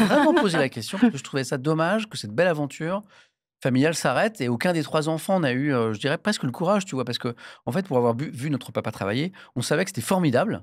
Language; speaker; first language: French; native; French